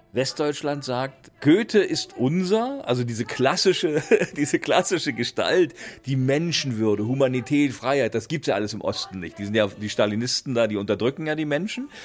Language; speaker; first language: German; native; German